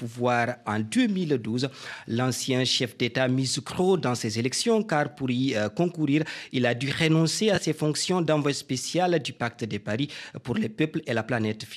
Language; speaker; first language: French; non-native, local second language; Fula